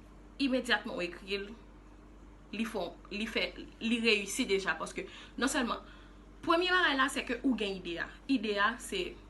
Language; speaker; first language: French; non-native, local second language; Haitian Creole